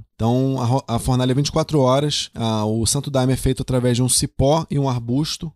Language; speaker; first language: Portuguese; native; Portuguese